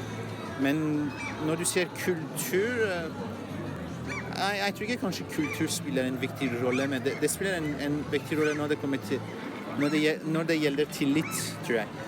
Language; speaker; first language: Norwegian; non-native, fluent; French